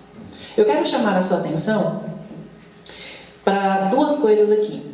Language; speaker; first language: Portuguese; native; Portuguese